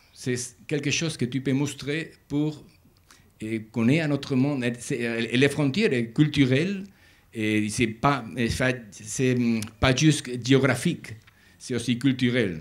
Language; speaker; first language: French; non-native, learner; Spanish